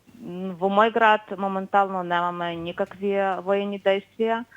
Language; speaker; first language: Macedonian; non-native, fluent; Ukrainian